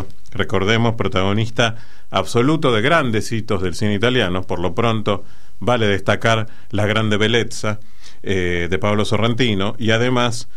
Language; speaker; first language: Spanish; native; Spanish